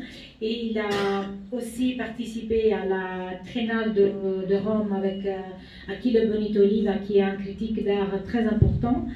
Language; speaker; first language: French; non-native, fluent; Italian